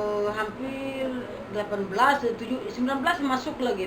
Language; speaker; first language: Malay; non-native, local second language; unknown